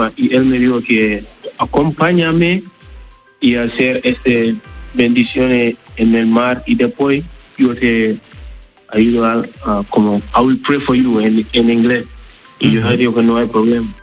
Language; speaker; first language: Spanish; non-native, learner; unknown